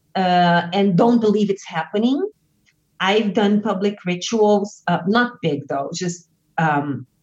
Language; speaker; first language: English; non-native, fluent; Portuguese